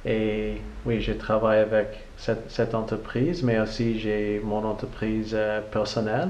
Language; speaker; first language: French; non-native, learner; English